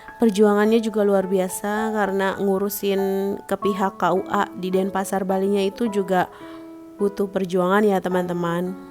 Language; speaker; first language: Indonesian; native; Indonesian